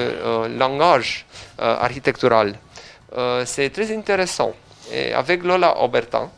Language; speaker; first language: French; non-native, learner; Romanian